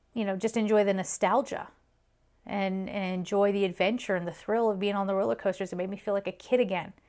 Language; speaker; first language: English; native; English